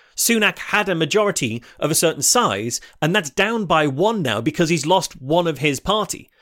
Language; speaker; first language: English; native; English